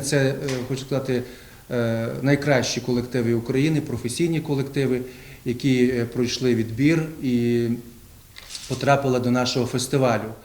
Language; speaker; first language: Ukrainian; native; Ukrainian